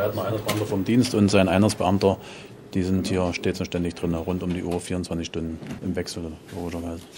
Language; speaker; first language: German; native; German